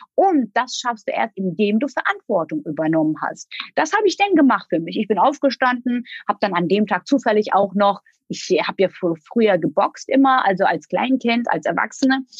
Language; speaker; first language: German; non-native, fluent; Turkish